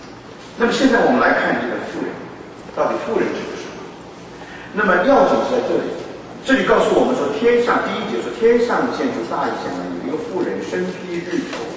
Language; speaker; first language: Chinese; native; Chinese